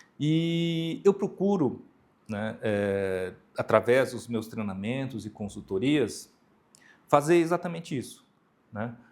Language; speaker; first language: Portuguese; early bilingual, other home language; Japanese